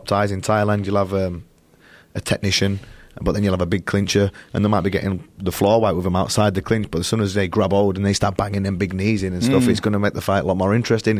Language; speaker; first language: English; native; English